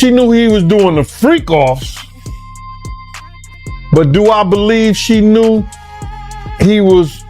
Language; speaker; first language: English; native; English